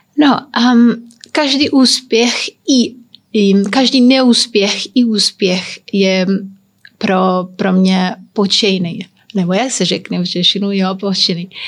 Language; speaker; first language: Czech; non-native, learner; Kabuverdianu